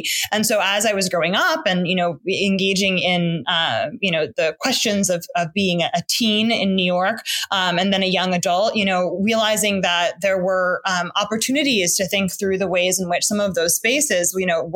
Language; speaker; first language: English; native; English